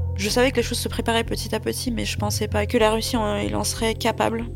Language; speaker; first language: French; early bilingual, other home language; Russian